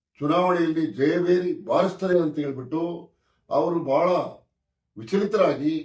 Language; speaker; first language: Kannada; native; Kannada